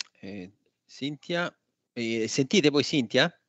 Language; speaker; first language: Italian; native; Italian